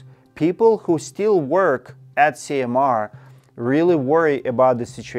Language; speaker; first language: English; non-native, fluent; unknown